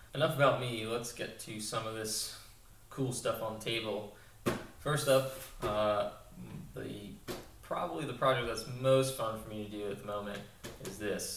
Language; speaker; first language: English; native; English